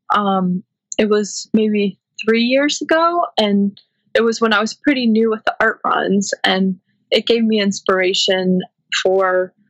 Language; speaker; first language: English; native; English